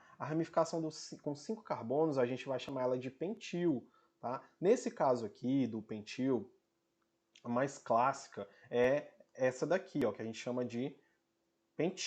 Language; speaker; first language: Portuguese; native; Portuguese